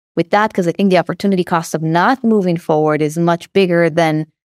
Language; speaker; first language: English; non-native, fluent; Hebrew